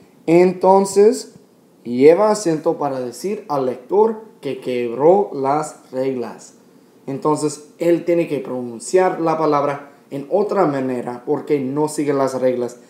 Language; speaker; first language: Spanish; non-native, fluent; English